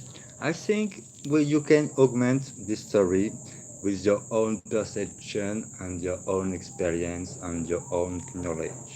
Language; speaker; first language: English; non-native, learner; French